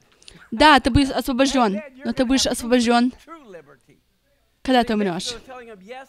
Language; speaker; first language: Russian; non-native, fluent; English